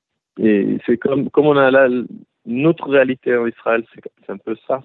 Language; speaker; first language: French; early bilingual, heritage; Hebrew